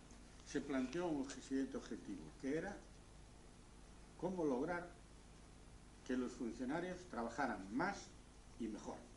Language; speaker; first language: Spanish; native; Spanish